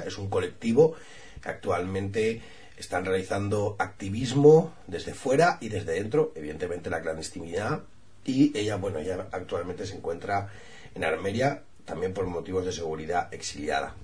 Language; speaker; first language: Spanish; native; Spanish